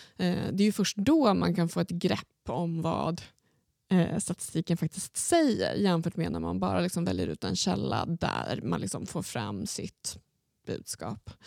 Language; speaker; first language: Swedish; native; Swedish